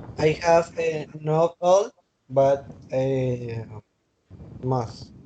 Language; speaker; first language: English; non-native, learner; Spanish